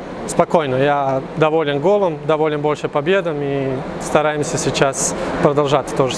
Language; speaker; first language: Russian; non-native, fluent; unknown